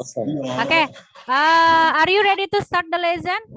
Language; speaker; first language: English; non-native, learner; Indonesian